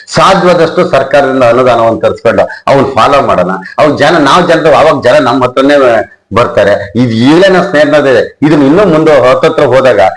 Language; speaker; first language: Kannada; native; Kannada